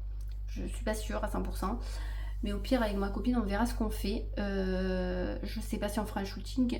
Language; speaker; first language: French; native; French